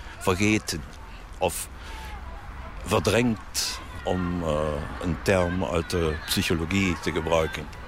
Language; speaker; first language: Dutch; non-native, local second language; German